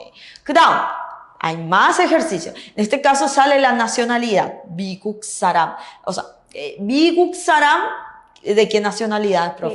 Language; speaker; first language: Spanish; native; Spanish